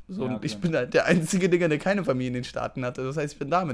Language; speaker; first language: German; native; German